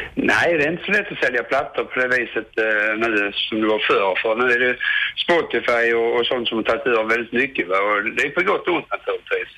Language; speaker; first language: Swedish; native; Swedish